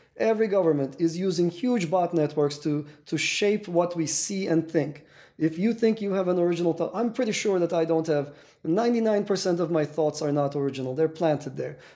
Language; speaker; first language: English; non-native, fluent; Turkish